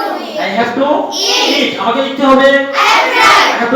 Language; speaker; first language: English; non-native, learner; Bangla